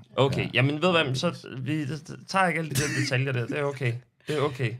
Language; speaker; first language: Danish; native; Danish